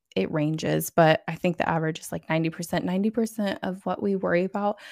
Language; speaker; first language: English; native; English